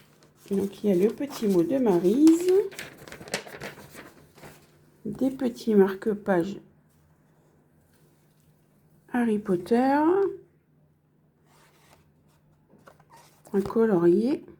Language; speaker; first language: French; native; French